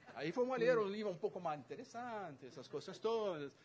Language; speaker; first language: Spanish; non-native, fluent; Dutch